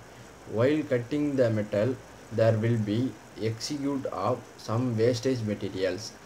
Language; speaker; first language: English; non-native, local second language; Tamil